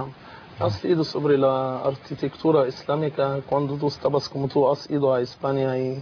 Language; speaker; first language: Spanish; non-native, fluent; Arabic